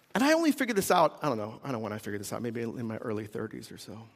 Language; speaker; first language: English; early bilingual, other home language; Korean